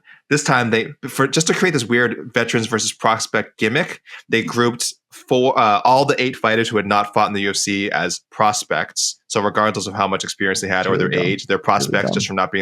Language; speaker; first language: English; native; English